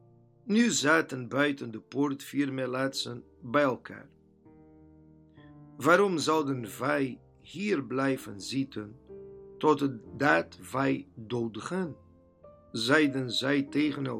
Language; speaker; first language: Dutch; non-native, learner; Portuguese